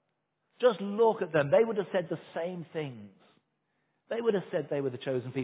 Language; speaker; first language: English; native; English